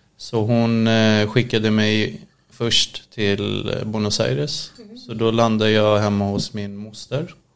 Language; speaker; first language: Swedish; native; Swedish